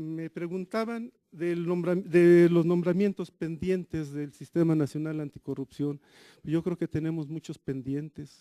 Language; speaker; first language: Spanish; native; Spanish